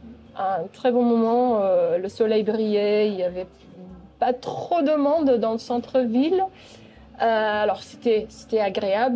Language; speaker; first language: French; non-native, local second language; Dutch